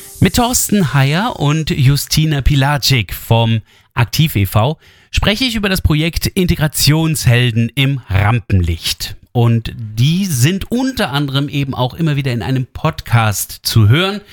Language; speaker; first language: German; native; German